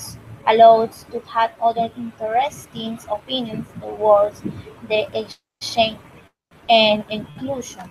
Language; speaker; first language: English; non-native, learner; Spanish